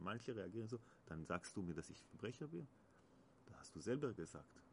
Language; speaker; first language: German; non-native, learner; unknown